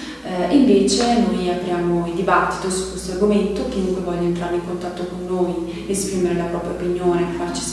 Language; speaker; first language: Italian; native; Italian